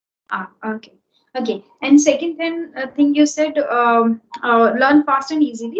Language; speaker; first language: English; non-native, local second language; Hindi